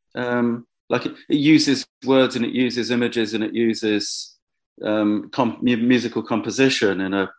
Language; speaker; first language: English; native; English